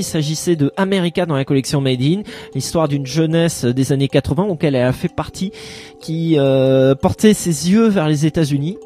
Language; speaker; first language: French; native; French